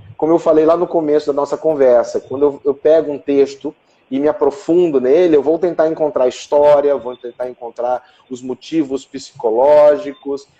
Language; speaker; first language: Portuguese; native; Portuguese